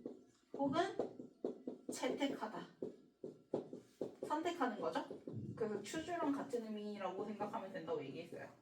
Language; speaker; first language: Korean; native; Korean